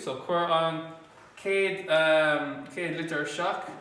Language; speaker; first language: Irish; non-native, local second language; English